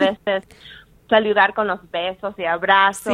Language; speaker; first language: Spanish; early bilingual, heritage; Spanish